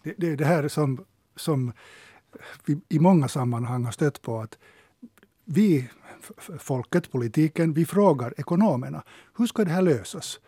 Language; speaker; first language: Swedish; native; Swedish